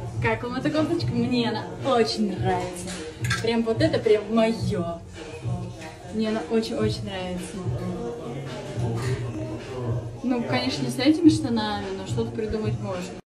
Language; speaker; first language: Russian; native; Russian